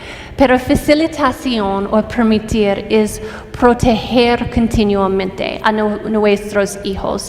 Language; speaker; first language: Spanish; non-native, fluent; English